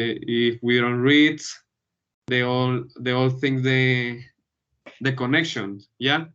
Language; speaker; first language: English; non-native, learner; Spanish